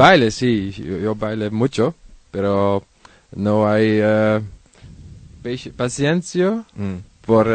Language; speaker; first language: Spanish; non-native, learner; Dutch